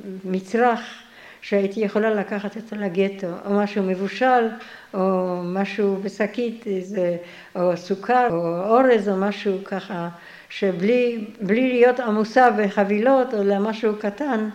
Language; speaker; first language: Hebrew; non-native, fluent; Polish